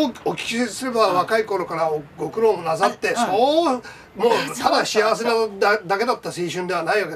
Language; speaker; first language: Japanese; native; Japanese